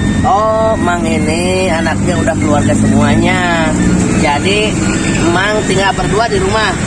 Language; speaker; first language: Indonesian; non-native, local second language; Sundanese